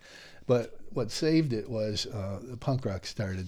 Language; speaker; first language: English; native; English